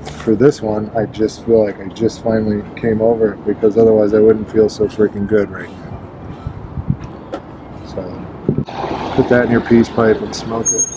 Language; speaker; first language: English; native; English